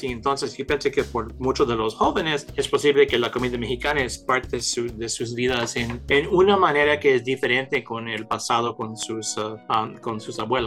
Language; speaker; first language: Spanish; early bilingual, heritage; Spanish